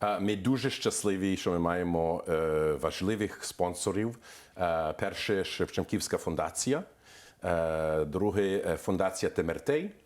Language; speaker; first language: Ukrainian; early bilingual, heritage; Ukrainian